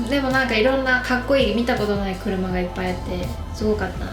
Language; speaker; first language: Japanese; native; Japanese